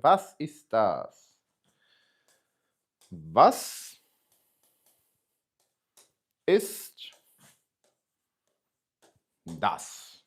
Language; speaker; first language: German; non-native, fluent; Ukrainian